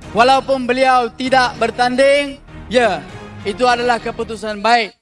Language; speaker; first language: Malay; non-native, local second language; Tamil